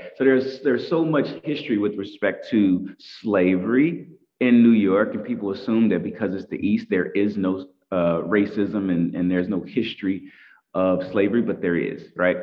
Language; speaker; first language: English; native; English